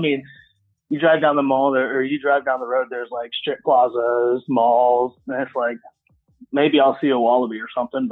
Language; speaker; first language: English; native; English